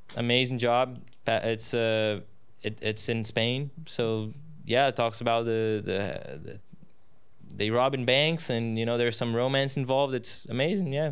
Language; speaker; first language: English; non-native, fluent; Portuguese